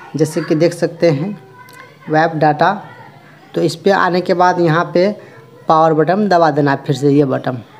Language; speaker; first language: Hindi; native; Hindi